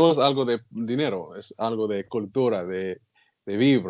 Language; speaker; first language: Spanish; non-native, learner; English